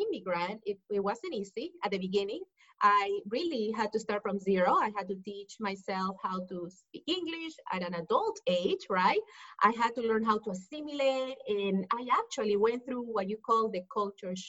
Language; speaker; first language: English; non-native, fluent; Spanish